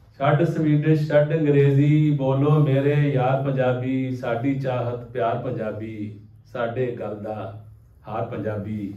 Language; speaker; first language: Urdu; non-native, local second language; Punjabi